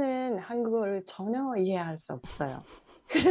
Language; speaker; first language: Korean; non-native, fluent; Japanese